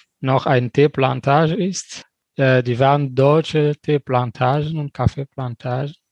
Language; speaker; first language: German; non-native, fluent; French